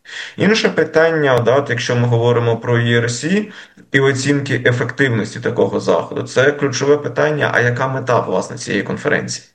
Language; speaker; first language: Ukrainian; native; Ukrainian